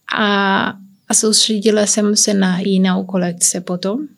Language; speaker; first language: Czech; non-native, learner; Kabuverdianu